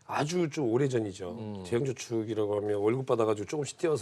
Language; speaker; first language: Korean; native; Korean